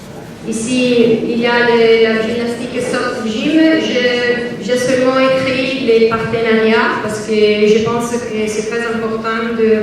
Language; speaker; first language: French; non-native, learner; Italian